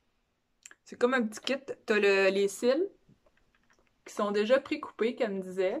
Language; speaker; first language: French; native; French